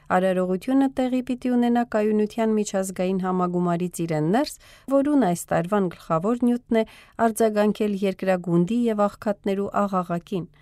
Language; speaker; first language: Armenian; early bilingual, heritage; Armenian